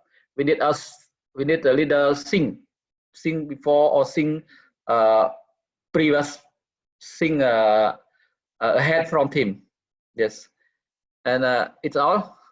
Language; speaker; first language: English; non-native, learner; Khmer